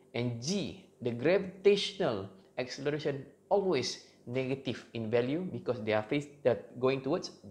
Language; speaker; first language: English; non-native, local second language; Malay